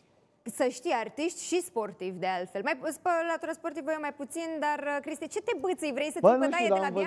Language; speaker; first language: Romanian; native; Romanian